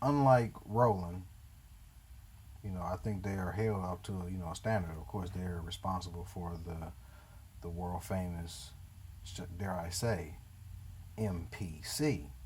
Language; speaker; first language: English; native; English